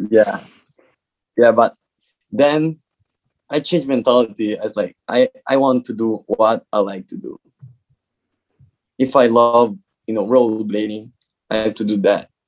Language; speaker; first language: English; non-native, learner; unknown